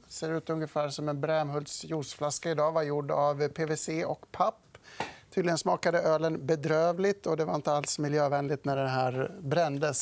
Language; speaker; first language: Swedish; native; Swedish